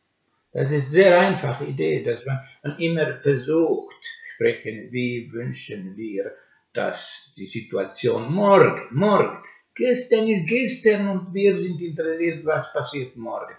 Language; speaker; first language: German; non-native, learner; Finnish